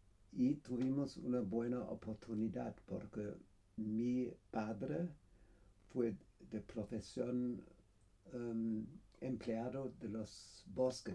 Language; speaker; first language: Spanish; non-native, fluent; German